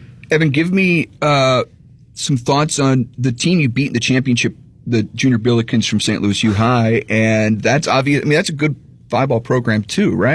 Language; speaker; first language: English; native; English